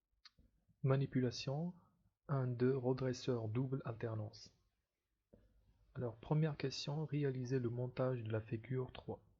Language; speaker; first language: French; non-native, local second language; Arabic